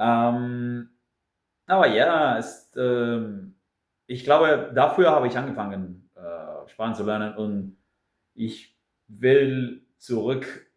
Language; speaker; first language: German; non-native, fluent; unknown